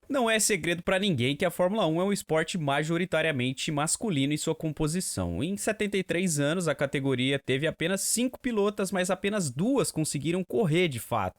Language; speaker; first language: Portuguese; native; Portuguese